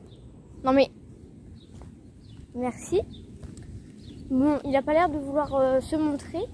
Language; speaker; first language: French; native; French